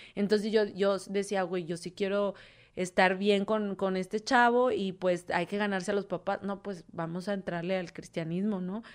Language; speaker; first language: Spanish; native; Spanish